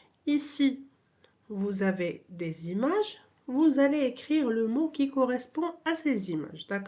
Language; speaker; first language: French; non-native, local second language; Arabic